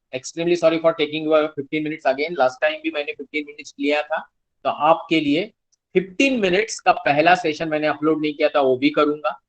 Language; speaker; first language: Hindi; non-native, local second language; Marathi